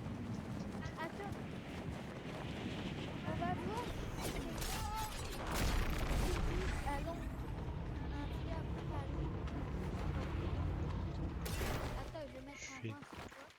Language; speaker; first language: French; native; French